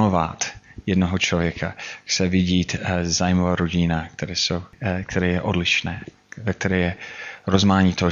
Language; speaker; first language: Czech; non-native, fluent; English